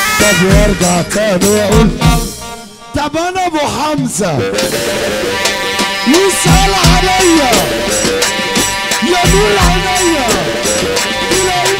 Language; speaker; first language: Arabic; native; Arabic